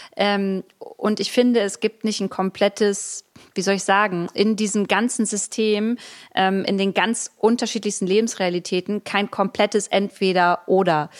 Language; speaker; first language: German; native; German